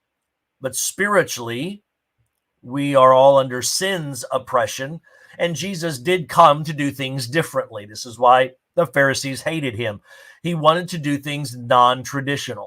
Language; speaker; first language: English; native; English